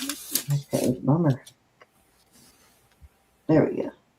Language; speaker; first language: English; native; English